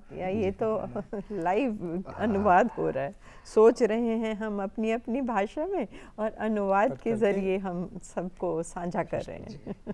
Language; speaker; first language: Hindi; non-native, local second language; Punjabi